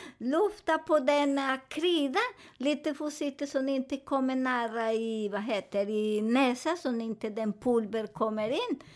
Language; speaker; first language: Swedish; non-native, fluent; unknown